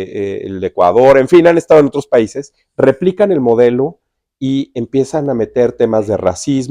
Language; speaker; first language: Spanish; native; Spanish